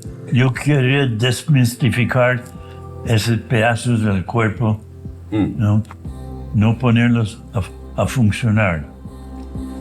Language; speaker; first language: Spanish; non-native, fluent; English